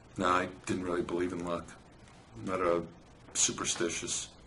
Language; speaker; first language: English; native; English